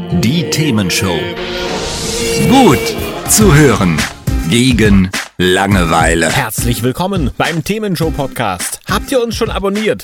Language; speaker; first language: German; native; German